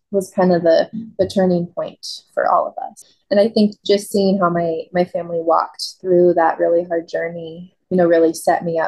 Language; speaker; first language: English; native; English